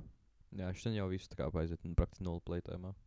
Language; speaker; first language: Latvian; native; Latvian